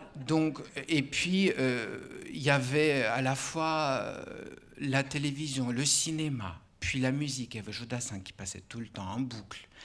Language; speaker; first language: French; non-native, fluent; Russian